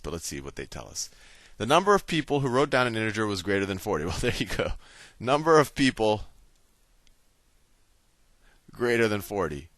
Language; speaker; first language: English; native; English